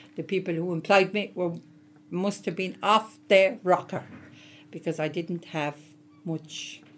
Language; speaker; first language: English; native; English